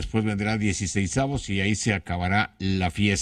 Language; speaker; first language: Spanish; native; Spanish